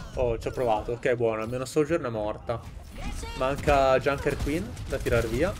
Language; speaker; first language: Italian; native; Italian